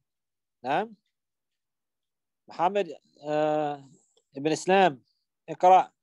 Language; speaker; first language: Arabic; non-native, fluent; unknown